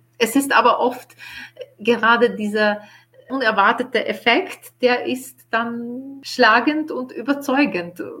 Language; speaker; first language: German; non-native, fluent; Ukrainian